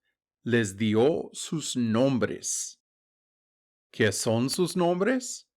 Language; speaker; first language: Spanish; non-native, fluent; English